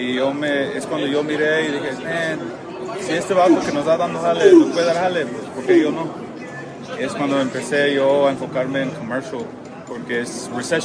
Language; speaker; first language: Spanish; early bilingual, heritage; Spanish